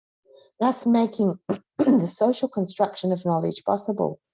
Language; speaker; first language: English; non-native, fluent; Hebrew